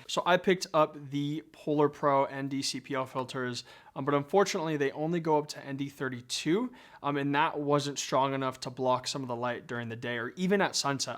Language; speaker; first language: English; native; English